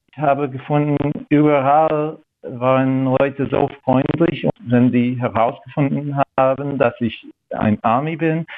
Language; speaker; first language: German; non-native, fluent; English